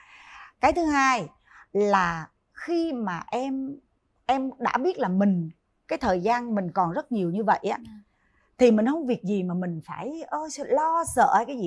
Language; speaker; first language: Vietnamese; native; Vietnamese